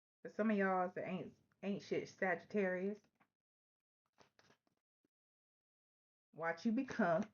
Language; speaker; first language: English; native; English